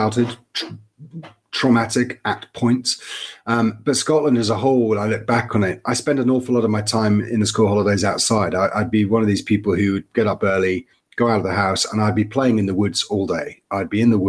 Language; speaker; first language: English; native; English